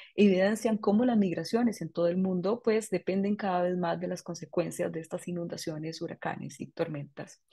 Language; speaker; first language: Spanish; native; Spanish